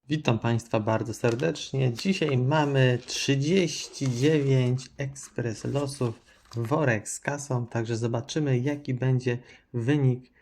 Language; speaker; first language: Polish; native; Polish